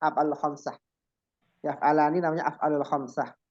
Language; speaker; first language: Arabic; non-native, learner; Indonesian